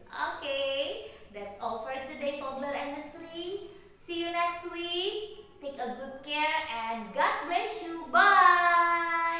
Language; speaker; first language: English; non-native, fluent; Indonesian